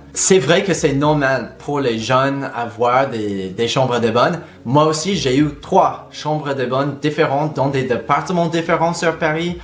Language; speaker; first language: French; non-native, fluent; English